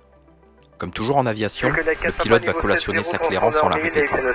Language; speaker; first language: French; native; French